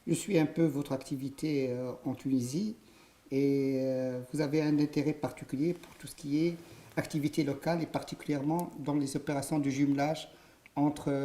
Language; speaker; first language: French; non-native, local second language; Arabic